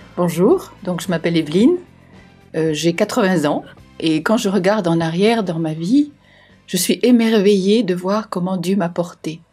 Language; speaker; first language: French; native; French